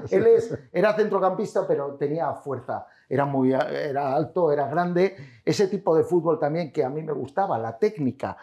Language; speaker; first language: Spanish; native; Spanish